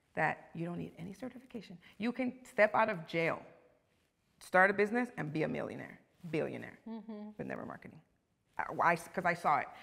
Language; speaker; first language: English; early bilingual, other home language; Spanish